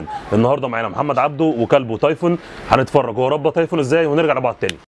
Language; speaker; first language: Arabic; native; Arabic